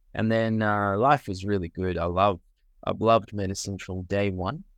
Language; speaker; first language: English; early bilingual, other home language; Sinhala